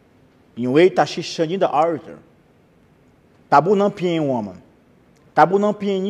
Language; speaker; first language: Chinese; non-native, learner; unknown